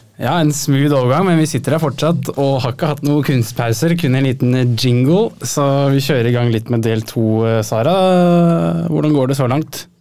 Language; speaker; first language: Norwegian; native; Norwegian